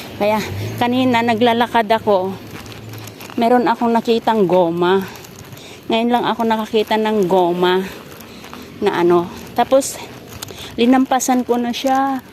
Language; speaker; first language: Filipino; non-native, local second language; Iloko